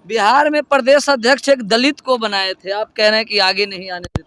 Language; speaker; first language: Hindi; native; Hindi